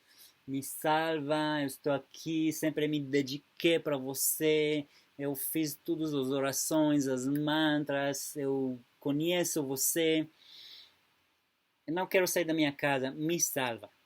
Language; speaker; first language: Portuguese; non-native, fluent; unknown